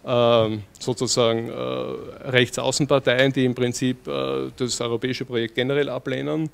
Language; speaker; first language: German; native; German